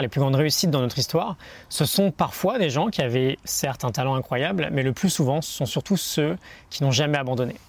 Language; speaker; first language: French; native; French